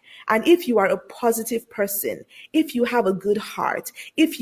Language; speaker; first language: English; non-native, local second language; Yoruba